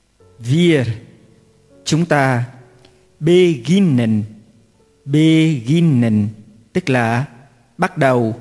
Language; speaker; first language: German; non-native, learner; Vietnamese